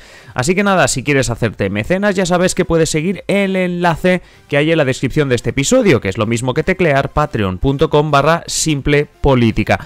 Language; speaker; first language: Spanish; native; Spanish